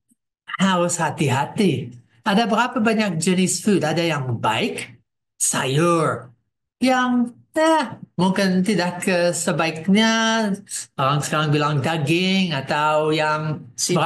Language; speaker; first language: Indonesian; non-native, fluent; English